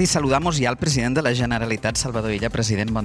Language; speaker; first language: Spanish; native; Spanish